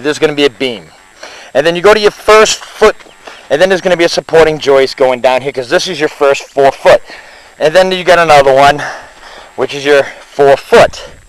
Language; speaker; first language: English; native; English